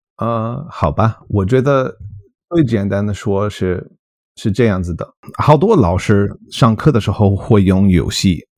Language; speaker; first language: Chinese; non-native, fluent; English